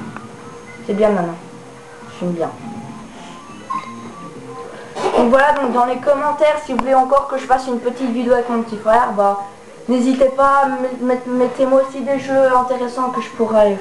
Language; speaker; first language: French; native; French